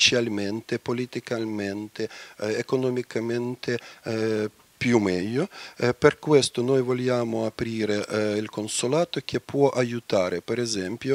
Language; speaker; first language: Italian; non-native, fluent; Ukrainian